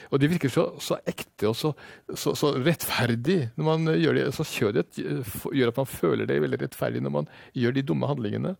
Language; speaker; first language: Norwegian; native; Norwegian